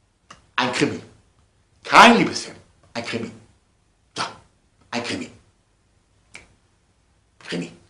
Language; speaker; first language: German; native; German